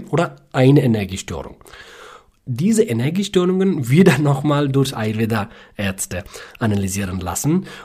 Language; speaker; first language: German; non-native, fluent; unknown